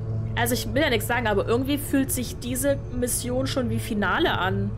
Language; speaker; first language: German; native; German